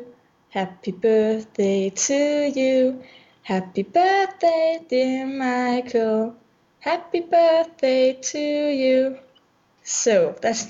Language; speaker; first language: English; non-native, fluent; Danish